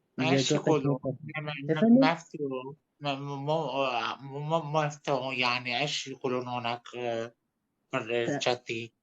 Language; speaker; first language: Arabic; non-native, learner; Turkish